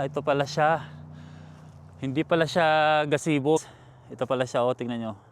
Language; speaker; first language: Filipino; native; Filipino